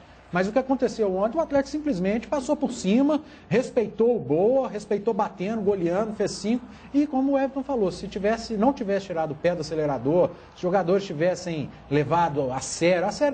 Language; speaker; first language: Portuguese; native; Portuguese